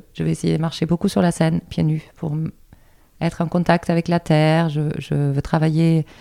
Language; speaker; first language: French; non-native, fluent; Spanish